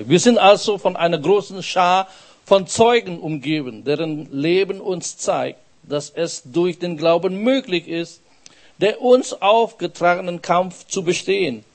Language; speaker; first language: German; non-native, fluent; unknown